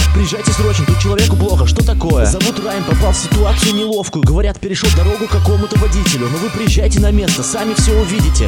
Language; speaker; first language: Russian; native; Russian